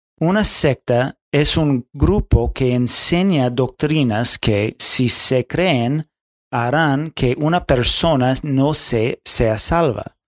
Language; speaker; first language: Spanish; non-native, fluent; English